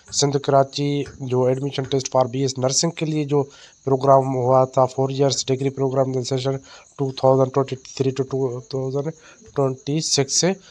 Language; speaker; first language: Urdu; non-native, local second language; Sindhi